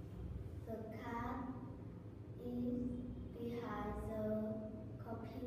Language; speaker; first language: English; non-native, learner; Vietnamese